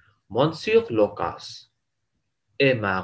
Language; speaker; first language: French; non-native, learner; Urdu